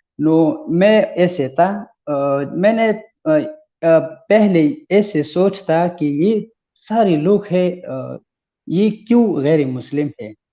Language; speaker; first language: Hindi; non-native, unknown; Pashto